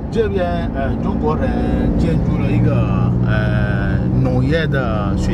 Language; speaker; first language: Chinese; non-native, fluent; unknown